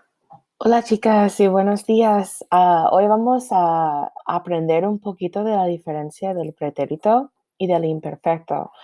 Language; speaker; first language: Spanish; non-native, fluent; English